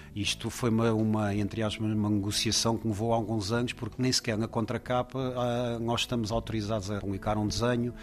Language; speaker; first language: Portuguese; native; Portuguese